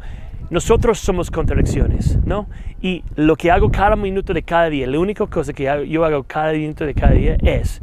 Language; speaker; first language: Spanish; non-native, fluent; English